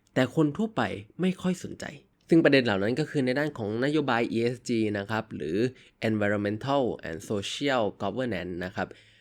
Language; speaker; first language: Thai; native; Thai